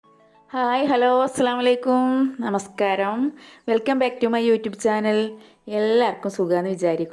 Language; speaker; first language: Malayalam; native; Malayalam